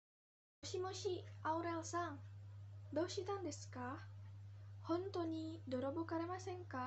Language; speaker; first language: Japanese; non-native, learner; Indonesian